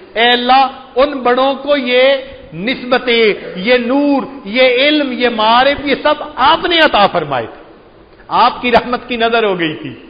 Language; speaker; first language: Urdu; non-native, local second language; Punjabi